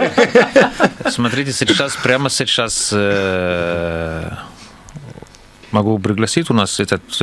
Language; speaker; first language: Russian; non-native, learner; Arabic